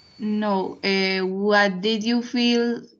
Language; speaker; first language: English; non-native, fluent; Spanish